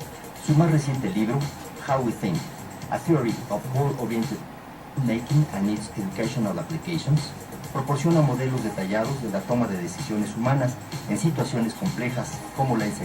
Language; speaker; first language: Spanish; native; Spanish